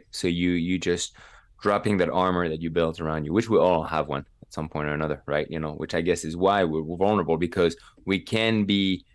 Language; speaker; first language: English; non-native, fluent; French